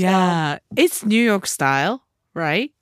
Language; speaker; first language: English; non-native, learner; Japanese